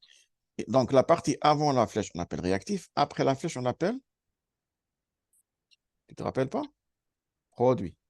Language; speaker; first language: French; non-native, fluent; Arabic